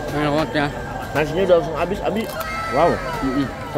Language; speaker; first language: Indonesian; native; Indonesian